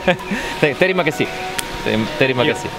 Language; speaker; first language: Indonesian; non-native, learner; Italian